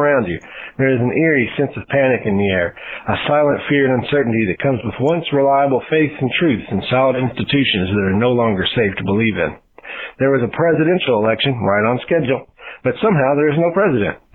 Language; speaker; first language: English; native; English